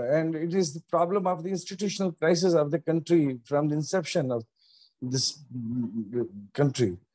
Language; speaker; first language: English; non-native, local second language; Sindhi